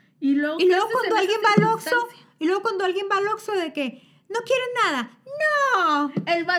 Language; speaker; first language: Spanish; native; Spanish